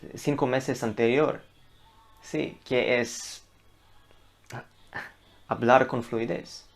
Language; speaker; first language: Spanish; non-native, learner; Hebrew